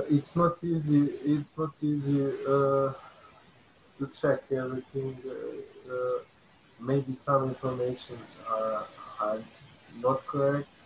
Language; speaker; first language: English; non-native, learner; Bosnian